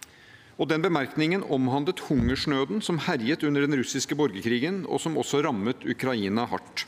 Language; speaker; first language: Norwegian; native; Norwegian